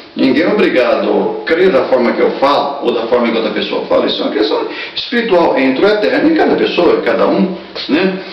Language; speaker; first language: Portuguese; native; Portuguese